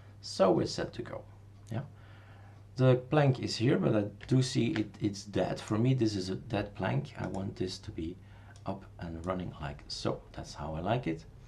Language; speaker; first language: English; non-native, fluent; Dutch